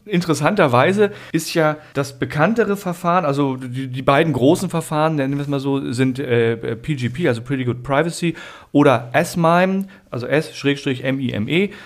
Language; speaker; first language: German; native; German